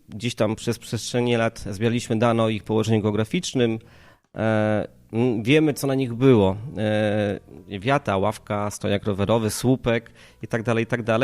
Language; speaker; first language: Polish; native; Polish